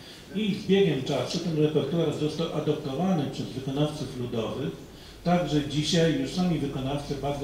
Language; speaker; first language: Polish; native; Polish